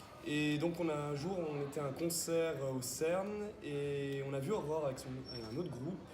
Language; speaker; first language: French; native; French